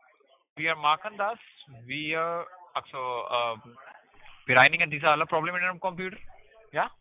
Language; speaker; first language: German; non-native, learner; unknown